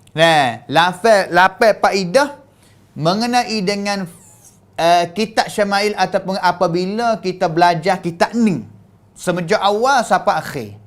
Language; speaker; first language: Malay; native; Malay